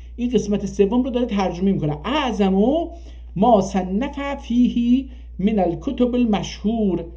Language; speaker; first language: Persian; non-native, local second language; Azerbaijani